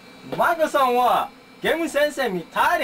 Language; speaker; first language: Japanese; non-native, learner; English